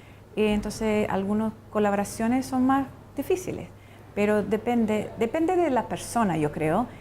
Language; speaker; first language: Spanish; non-native, fluent; English